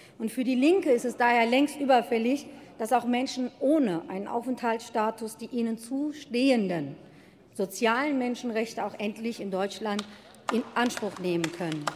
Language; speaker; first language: German; early bilingual, other home language; Turkish